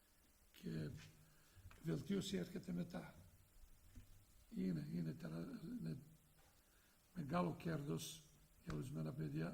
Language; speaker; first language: Greek; non-native, fluent; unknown